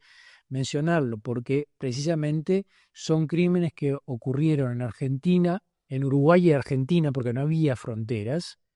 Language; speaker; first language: Spanish; native; Spanish